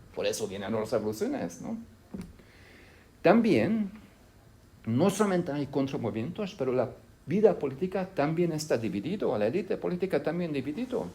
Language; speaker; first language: Spanish; non-native, fluent; Hungarian